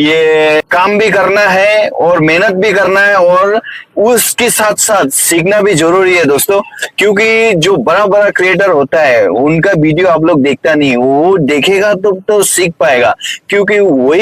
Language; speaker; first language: Hindi; non-native, local second language; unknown